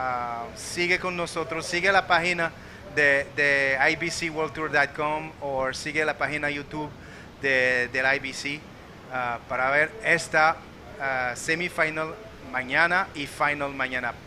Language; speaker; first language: Spanish; non-native, fluent; French